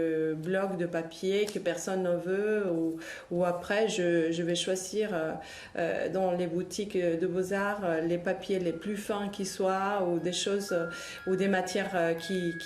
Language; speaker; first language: French; non-native, fluent; Spanish